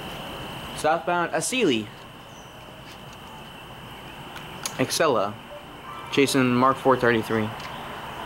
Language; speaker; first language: English; native; English